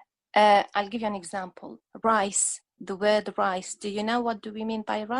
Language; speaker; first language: English; non-native, fluent; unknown